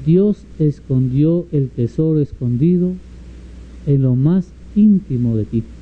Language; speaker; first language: Spanish; native; Spanish